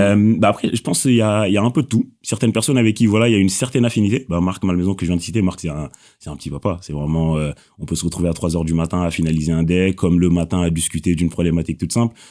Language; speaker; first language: French; non-native, local second language; Wolof